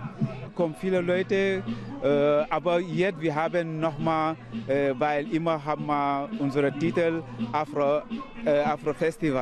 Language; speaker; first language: German; non-native, learner; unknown